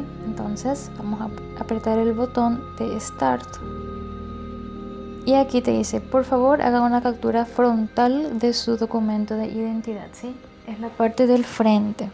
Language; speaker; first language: Spanish; native; Spanish